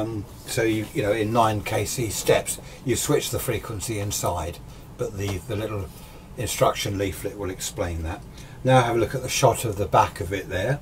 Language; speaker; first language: English; native; English